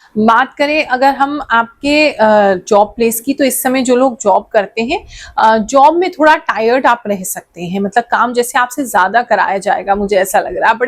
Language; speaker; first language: Hindi; native; Hindi